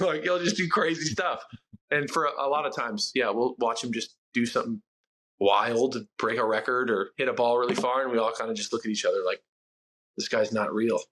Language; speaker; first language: English; native; English